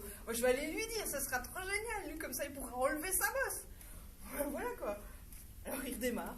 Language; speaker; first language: French; native; French